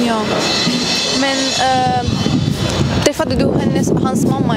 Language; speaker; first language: Swedish; non-native, fluent; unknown